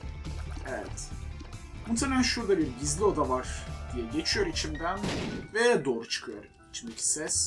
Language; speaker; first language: Turkish; native; Turkish